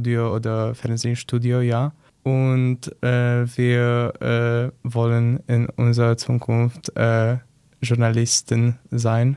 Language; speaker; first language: German; non-native, learner; Polish